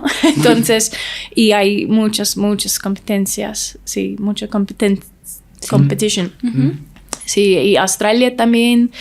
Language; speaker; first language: Spanish; non-native, learner; English